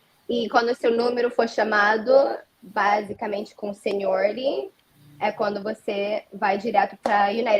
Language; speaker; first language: Portuguese; early bilingual, heritage; Portuguese